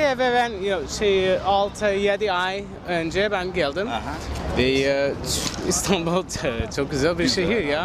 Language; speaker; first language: Turkish; non-native, learner; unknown